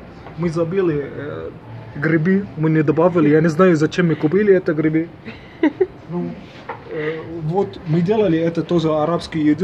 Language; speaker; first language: Russian; non-native, learner; Arabic